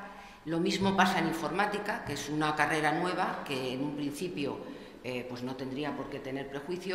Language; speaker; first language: Spanish; native; Spanish